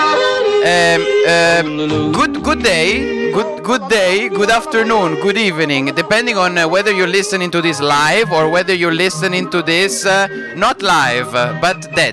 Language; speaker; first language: English; non-native, fluent; Italian